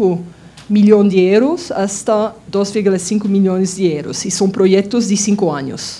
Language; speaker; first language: Spanish; non-native, fluent; French